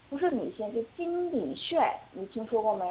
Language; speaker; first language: Chinese; non-native, learner; Korean